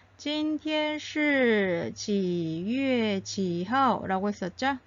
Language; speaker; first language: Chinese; non-native, fluent; Korean